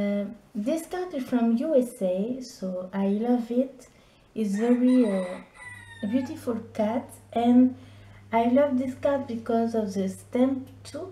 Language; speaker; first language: English; non-native, learner; French